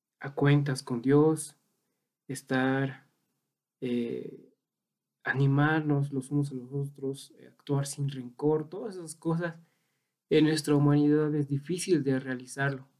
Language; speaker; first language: Spanish; native; Spanish